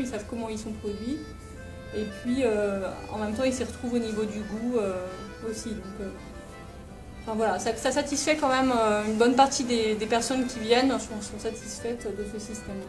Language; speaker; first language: French; native; French